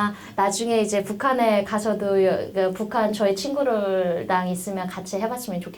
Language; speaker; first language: Korean; native; Korean